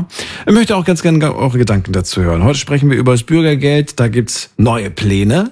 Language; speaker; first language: German; native; German